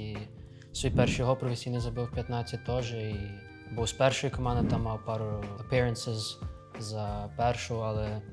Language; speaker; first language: Ukrainian; early bilingual, other home language; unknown